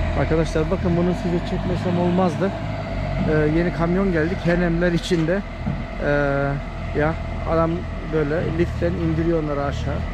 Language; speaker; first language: Turkish; early bilingual, heritage; Turkish